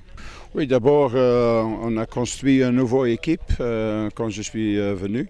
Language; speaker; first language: French; non-native, fluent; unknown